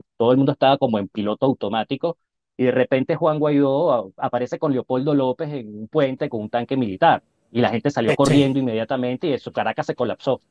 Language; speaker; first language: Spanish; native; Spanish